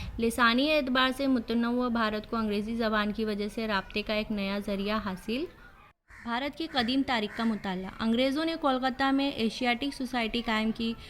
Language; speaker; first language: Urdu; native; Urdu